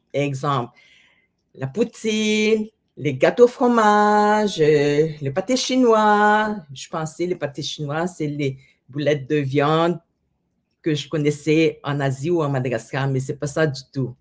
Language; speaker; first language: French; non-native, fluent; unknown